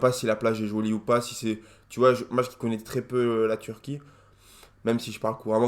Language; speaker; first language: French; native; French